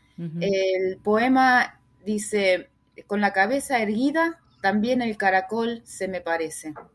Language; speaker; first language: Spanish; native; Spanish